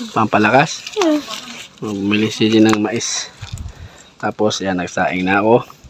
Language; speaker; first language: Filipino; non-native, local second language; Cebuano